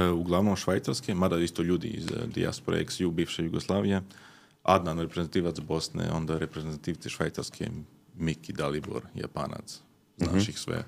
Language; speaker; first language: Serbian; early bilingual, heritage; Serbian